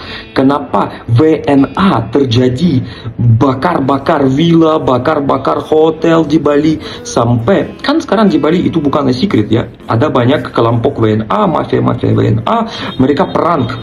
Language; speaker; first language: Indonesian; non-native, learner; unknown